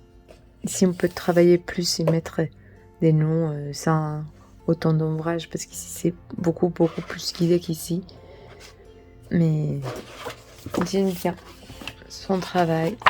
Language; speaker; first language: French; non-native, learner; Spanish